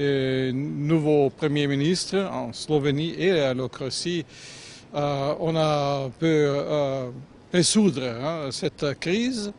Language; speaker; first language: French; non-native, fluent; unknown